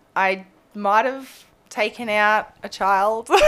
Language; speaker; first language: English; native; English